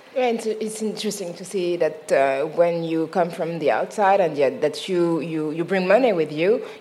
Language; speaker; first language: English; non-native, fluent; French